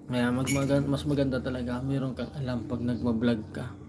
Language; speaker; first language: Filipino; non-native, local second language; Cebuano